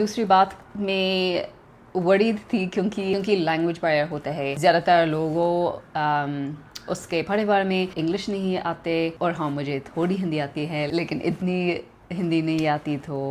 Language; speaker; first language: Hindi; non-native, learner; English